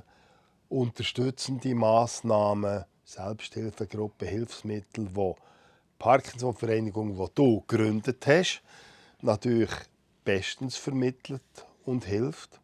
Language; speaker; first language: German; native; German